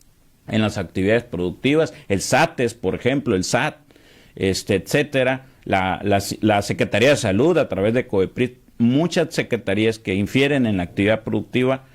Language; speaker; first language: Spanish; native; Spanish